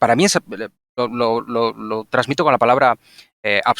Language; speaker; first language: Spanish; native; Spanish